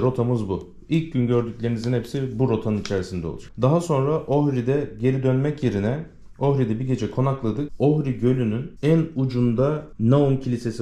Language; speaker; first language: Turkish; native; Turkish